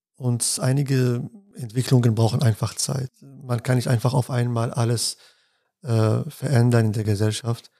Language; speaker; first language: German; non-native, fluent; Arabic